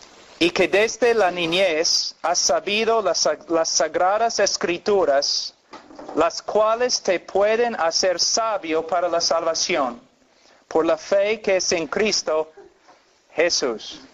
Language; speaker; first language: Spanish; non-native, fluent; English